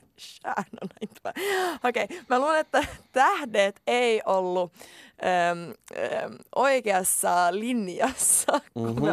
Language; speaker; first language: Finnish; non-native, local second language; Swedish